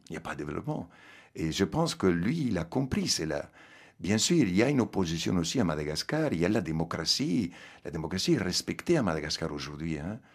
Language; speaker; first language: French; non-native, fluent; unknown